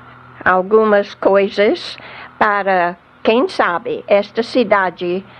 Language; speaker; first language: Portuguese; non-native, fluent; English